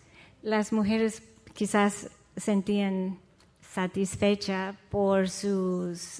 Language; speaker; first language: Spanish; non-native, fluent; English